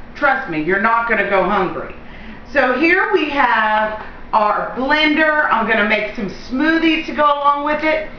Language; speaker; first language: English; native; English